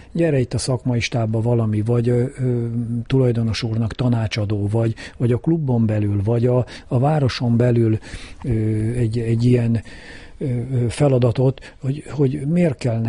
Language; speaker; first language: Hungarian; native; Hungarian